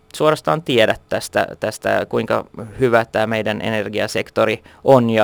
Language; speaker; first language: Finnish; non-native, local second language; Swedish